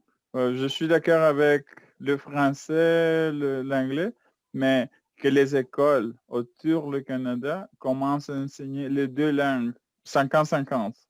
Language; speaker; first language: French; non-native, fluent; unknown